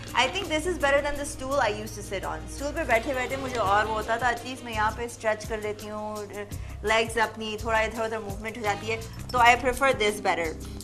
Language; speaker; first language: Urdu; native; Urdu